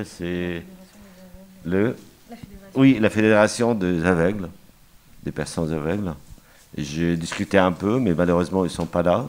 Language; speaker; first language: French; non-native, fluent; Arabic